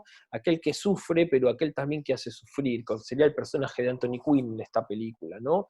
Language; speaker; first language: Spanish; native; Spanish